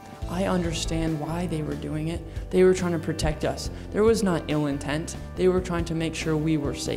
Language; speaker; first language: English; native; English